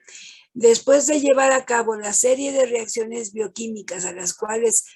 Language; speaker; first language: Spanish; native; Spanish